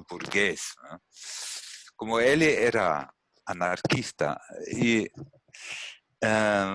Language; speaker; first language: Portuguese; non-native, learner; German